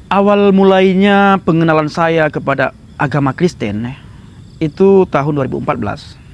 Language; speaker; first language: Indonesian; non-native, local second language; Achinese